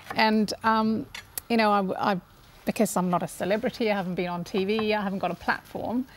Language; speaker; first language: English; non-native, local second language; Gujarati